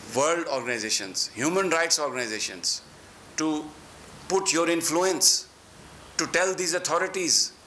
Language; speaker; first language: English; non-native, local second language; Urdu